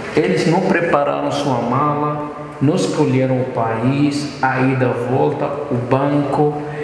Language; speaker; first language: Portuguese; non-native, fluent; Arabic